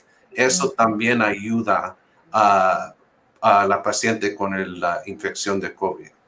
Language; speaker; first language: Spanish; early bilingual, heritage; English